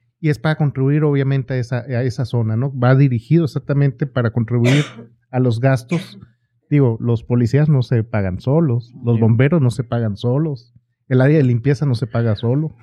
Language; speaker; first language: Spanish; native; Spanish